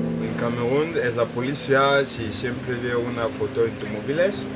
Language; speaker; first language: Spanish; non-native, learner; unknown